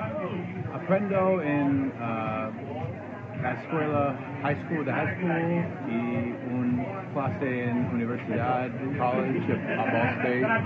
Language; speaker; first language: Spanish; non-native, learner; English